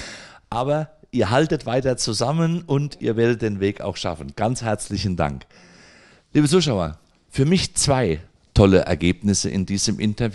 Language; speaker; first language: German; native; German